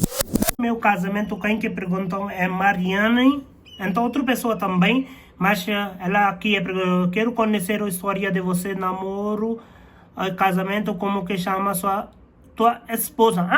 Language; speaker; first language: Portuguese; non-native, learner; Hindi